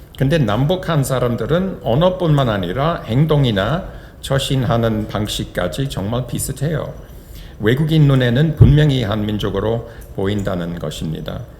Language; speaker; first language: Korean; non-native, fluent; English